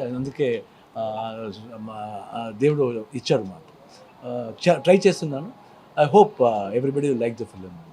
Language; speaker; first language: Telugu; non-native, learner; Kannada